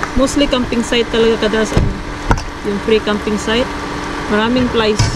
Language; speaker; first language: Filipino; non-native, local second language; Cebuano